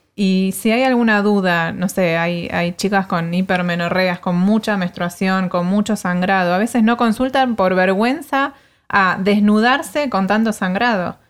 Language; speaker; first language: Spanish; native; Spanish